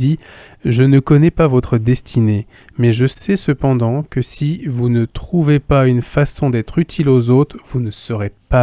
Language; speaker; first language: French; native; French